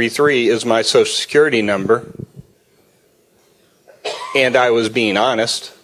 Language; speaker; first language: English; native; English